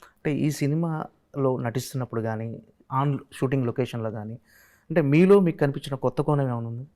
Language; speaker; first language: Telugu; native; Telugu